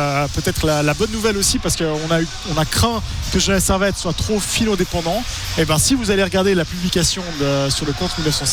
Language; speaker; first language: French; native; French